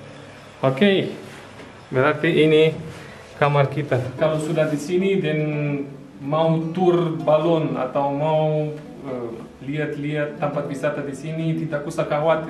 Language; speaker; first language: Indonesian; non-native, fluent; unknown